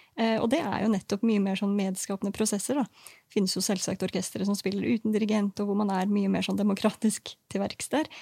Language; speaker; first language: Norwegian; native; Norwegian